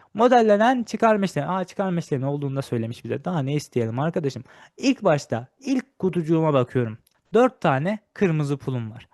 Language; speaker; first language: Turkish; native; Turkish